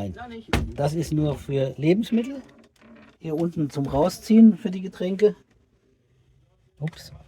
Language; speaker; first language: German; native; German